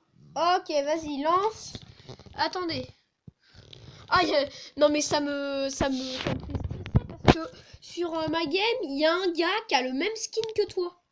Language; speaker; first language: French; native; French